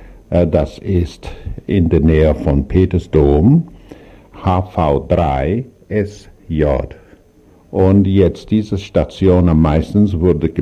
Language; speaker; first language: German; non-native, learner; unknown